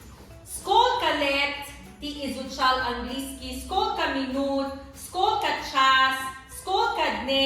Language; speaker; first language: Russian; non-native, learner; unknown